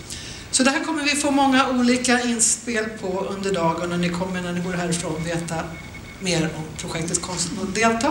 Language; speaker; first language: Swedish; native; Swedish